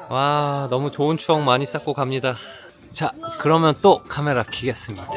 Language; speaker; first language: Korean; native; Korean